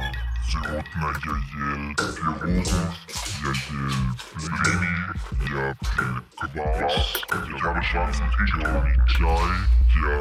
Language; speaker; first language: Russian; non-native, learner; German